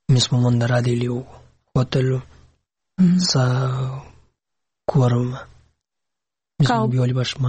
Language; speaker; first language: Serbian; non-native, learner; Pashto